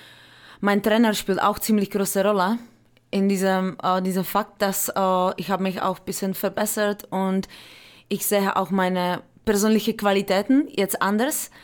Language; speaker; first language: German; non-native, fluent; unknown